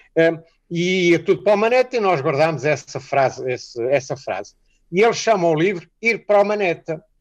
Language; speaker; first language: Portuguese; native; Portuguese